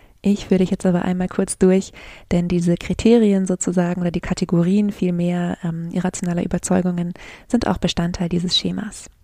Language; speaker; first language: German; native; German